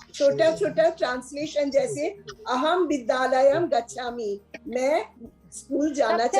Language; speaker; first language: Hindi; native; Hindi